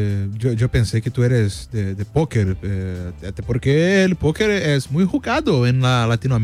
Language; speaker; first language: Spanish; non-native, learner; Portuguese